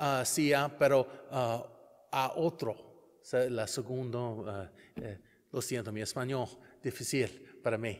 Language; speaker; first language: Spanish; non-native, learner; English